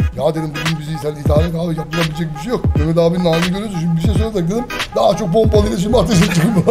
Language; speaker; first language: Turkish; early bilingual, heritage; Turkish